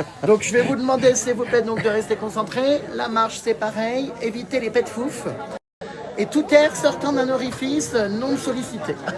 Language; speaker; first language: French; native; French